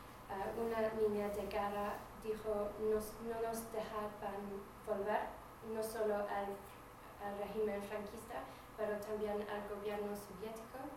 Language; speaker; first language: Spanish; non-native, fluent; English